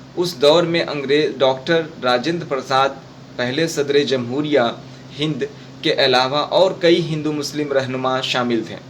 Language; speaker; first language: Urdu; native; Urdu